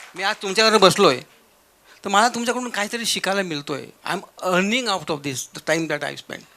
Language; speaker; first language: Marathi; non-native, local second language; Marwari